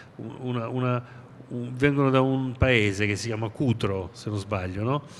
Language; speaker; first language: Italian; native; Italian